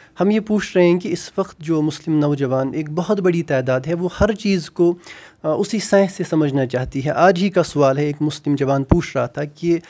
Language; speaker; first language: Urdu; non-native, local second language; Kashmiri